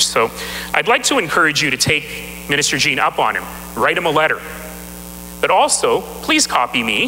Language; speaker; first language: English; native; English